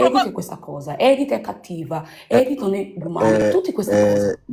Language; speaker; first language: Italian; non-native, learner; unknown